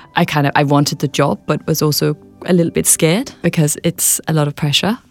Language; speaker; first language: English; non-native, fluent; Danish